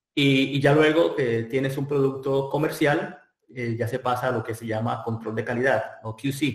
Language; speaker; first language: Spanish; native; Spanish